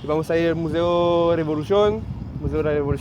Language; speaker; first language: Spanish; non-native, learner; French